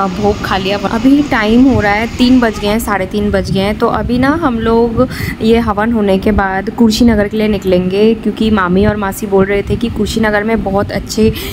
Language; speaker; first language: Hindi; non-native, local second language; Bangla